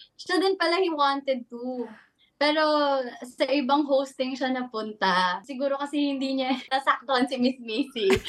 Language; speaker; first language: Filipino; native; Filipino